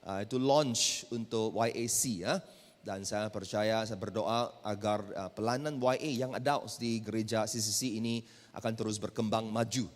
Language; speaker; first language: Malay; non-native, local second language; Chinese